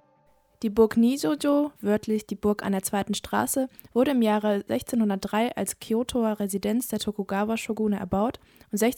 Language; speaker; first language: German; native; German